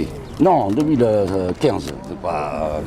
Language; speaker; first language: French; native; French